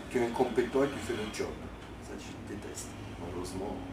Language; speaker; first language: French; non-native, fluent; Italian